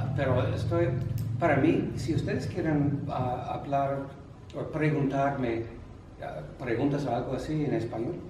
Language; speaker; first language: Spanish; non-native, fluent; English